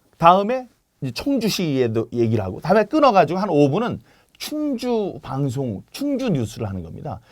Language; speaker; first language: Korean; native; Korean